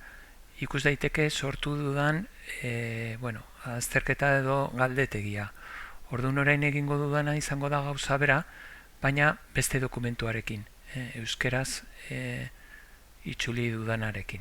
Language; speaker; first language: Basque; non-native, local second language; Spanish